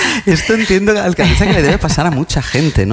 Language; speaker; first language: Spanish; native; Spanish